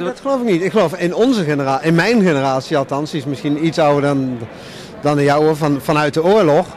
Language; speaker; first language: Dutch; native; Dutch